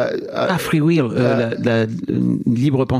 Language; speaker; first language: French; native; French